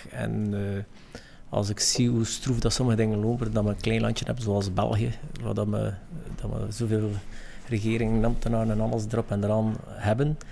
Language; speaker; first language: Dutch; native; Dutch